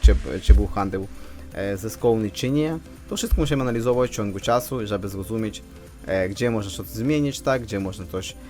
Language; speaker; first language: Polish; non-native, fluent; Ukrainian